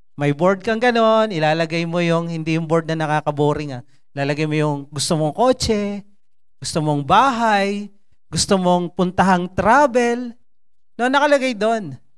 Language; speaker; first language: Filipino; non-native, local second language; Cebuano